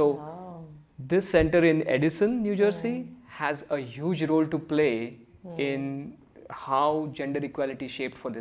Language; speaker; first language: English; early bilingual, other home language; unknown